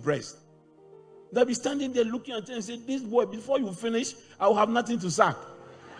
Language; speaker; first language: English; non-native, local second language; Akan